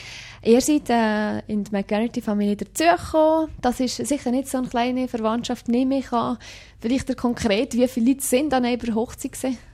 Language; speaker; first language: German; native; German